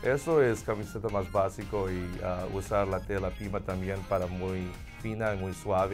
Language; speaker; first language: Spanish; non-native, learner; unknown